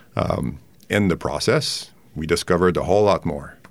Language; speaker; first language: English; non-native, fluent; French